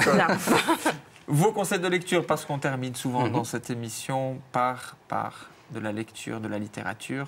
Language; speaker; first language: French; native; French